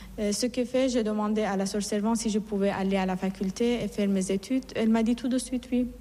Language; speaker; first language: French; non-native, fluent; Persian